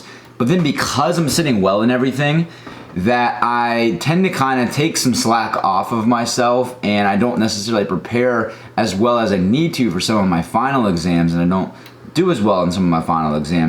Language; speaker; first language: English; native; English